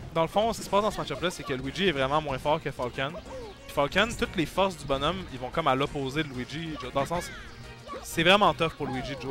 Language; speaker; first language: French; native; French